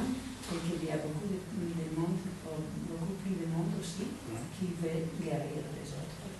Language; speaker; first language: French; non-native, fluent; Spanish